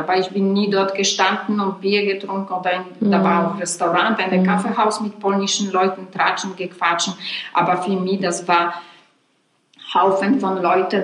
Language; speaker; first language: German; non-native, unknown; Polish